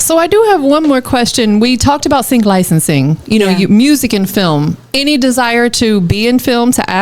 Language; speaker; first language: English; native; English